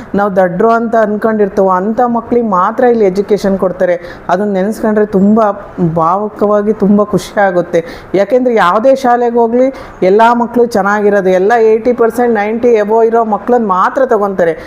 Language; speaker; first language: Kannada; native; Kannada